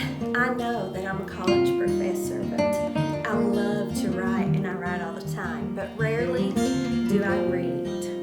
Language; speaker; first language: English; native; English